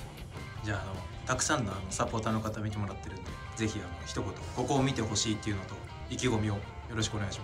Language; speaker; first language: Japanese; native; Japanese